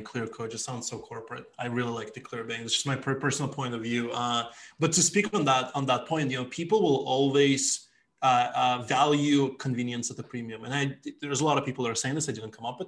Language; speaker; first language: English; non-native, fluent; Ukrainian